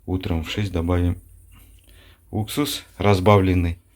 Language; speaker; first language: Russian; non-native, local second language; Kazakh